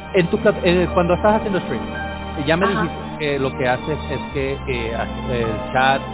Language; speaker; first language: Spanish; native; Spanish